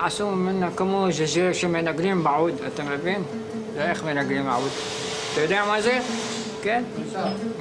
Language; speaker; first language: Hebrew; non-native, fluent; Arabic